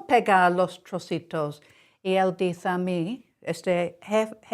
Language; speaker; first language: Spanish; non-native, learner; English